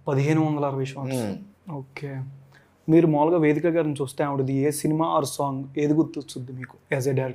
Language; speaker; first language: Telugu; native; Telugu